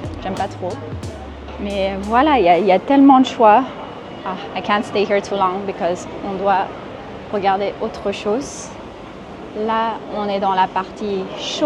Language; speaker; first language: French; non-native, fluent; English